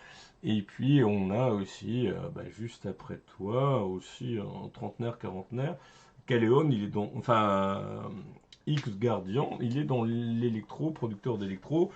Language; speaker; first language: French; native; French